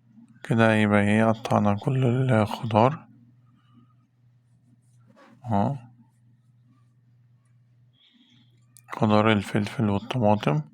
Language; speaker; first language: Arabic; native; Arabic